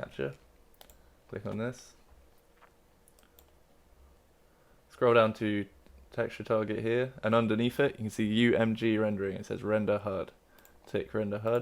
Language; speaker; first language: English; native; English